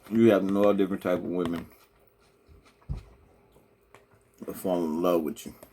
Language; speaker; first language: English; native; English